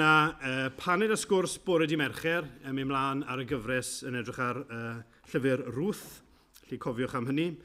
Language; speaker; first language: Welsh; native; Welsh